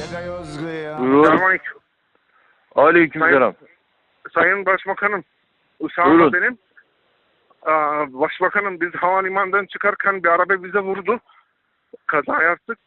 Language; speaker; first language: Turkish; non-native, learner; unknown